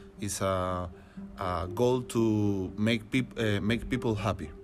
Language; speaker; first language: English; non-native, learner; Spanish